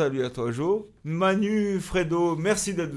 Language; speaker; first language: French; native; French